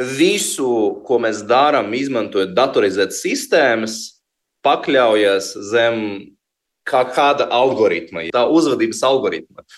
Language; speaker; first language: Latvian; non-native, local second language; Russian